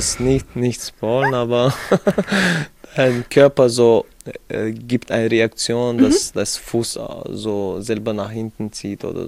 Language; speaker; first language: German; non-native, fluent; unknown